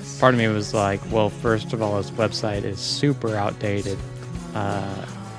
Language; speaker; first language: English; native; English